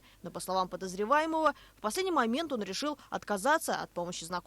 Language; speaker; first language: Russian; native; Russian